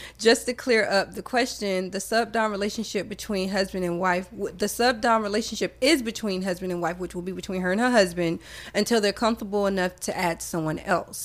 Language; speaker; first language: English; native; English